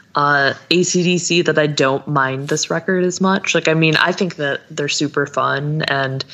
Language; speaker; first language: English; native; English